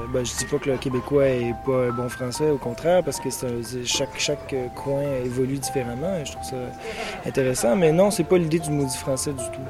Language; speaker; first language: French; native; French